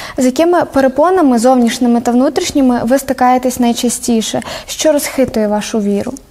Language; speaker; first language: Ukrainian; native; Ukrainian